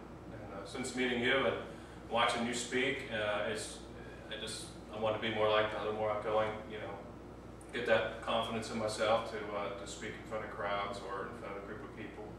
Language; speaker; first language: English; native; English